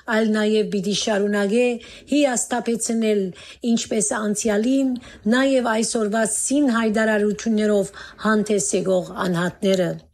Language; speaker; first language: Armenian; native; Armenian